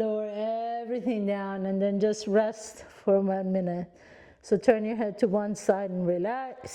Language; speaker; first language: English; native; English